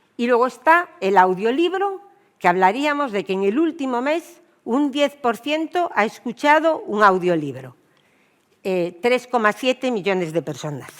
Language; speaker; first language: Spanish; native; Spanish